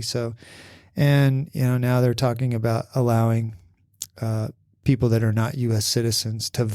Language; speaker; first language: English; native; English